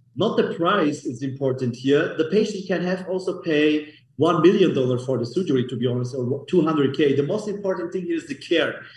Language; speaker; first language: English; non-native, learner; German